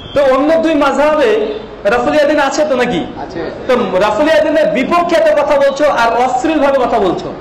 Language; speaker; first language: Bangla; native; Bangla